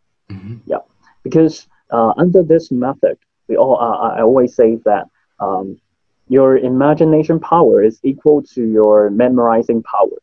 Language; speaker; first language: English; non-native, local second language; Cantonese